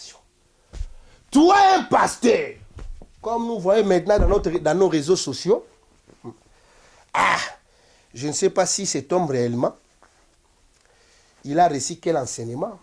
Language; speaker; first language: French; non-native, local second language; Lingala